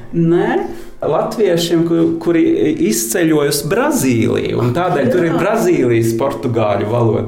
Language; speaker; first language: Latvian; non-native, fluent; Norwegian